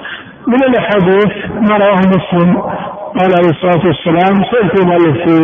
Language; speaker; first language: Arabic; native; Arabic